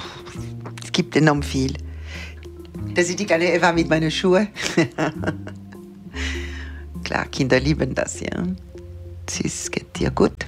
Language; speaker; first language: German; non-native, fluent; Ukrainian